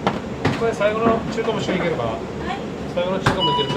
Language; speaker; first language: Japanese; native; Japanese